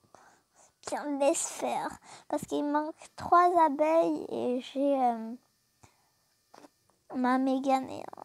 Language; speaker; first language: French; native; French